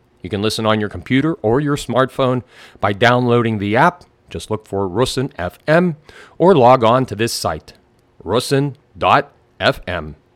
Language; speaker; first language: English; native; English